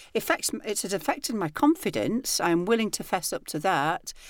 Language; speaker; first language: English; native; English